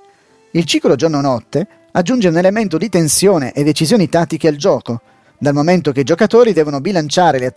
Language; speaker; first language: Italian; native; Italian